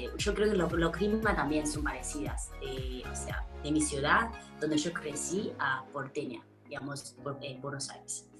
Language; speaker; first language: Spanish; non-native, fluent; Chinese